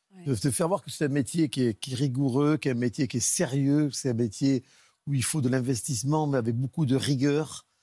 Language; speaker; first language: French; native; French